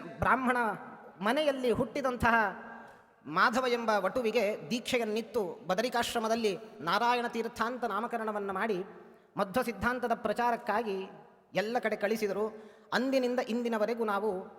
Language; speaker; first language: Kannada; non-native, local second language; Konkani